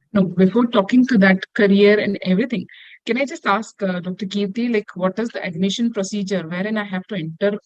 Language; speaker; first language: English; non-native, local second language; Kannada